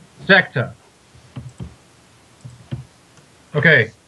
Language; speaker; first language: English; native; English